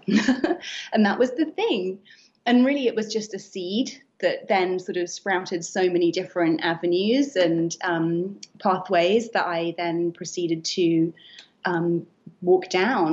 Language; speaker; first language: English; native; English